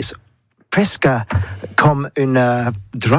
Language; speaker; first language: French; non-native, learner; English